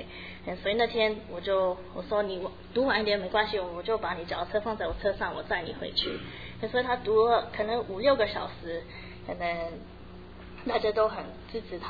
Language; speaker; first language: Chinese; early bilingual, heritage; Chinese